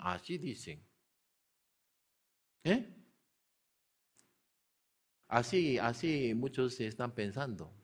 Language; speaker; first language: Spanish; non-native, learner; Korean